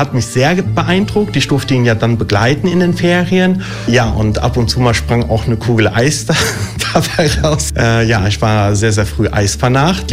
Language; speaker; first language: German; early bilingual, other home language; Italian